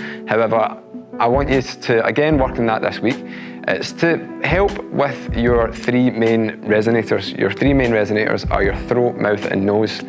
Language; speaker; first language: English; native; English